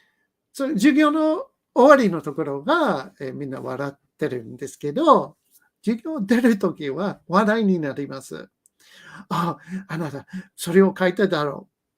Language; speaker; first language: Japanese; non-native, learner; English